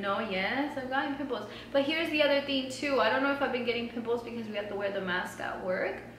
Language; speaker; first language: English; early bilingual, other home language; Spanish